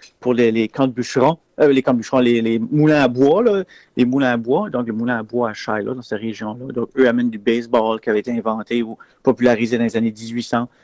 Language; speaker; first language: French; native; French